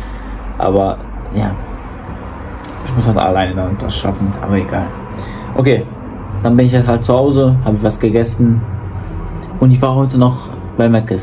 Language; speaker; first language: German; early bilingual, other home language; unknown